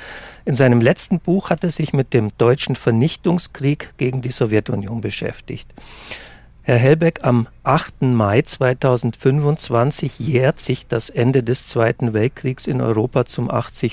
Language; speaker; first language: German; native; German